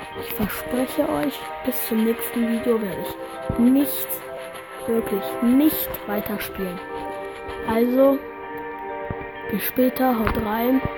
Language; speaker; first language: German; early bilingual, other home language; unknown